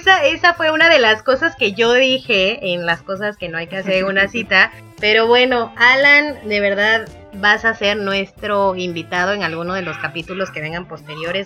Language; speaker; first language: Spanish; native; Spanish